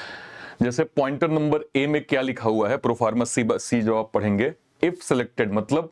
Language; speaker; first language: Hindi; native; Hindi